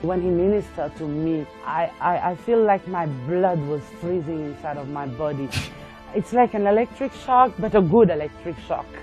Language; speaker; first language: English; non-native, local second language; Morisyen